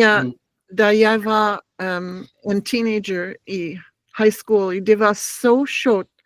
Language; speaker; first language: Danish; non-native, learner; English